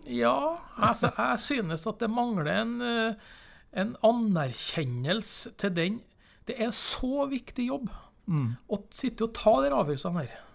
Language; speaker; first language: Norwegian; native; Norwegian